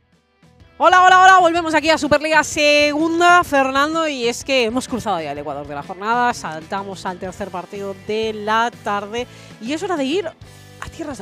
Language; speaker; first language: Spanish; native; Spanish